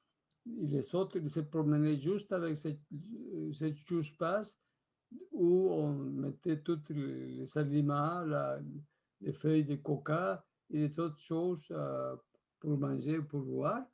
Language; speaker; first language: French; non-native, fluent; Spanish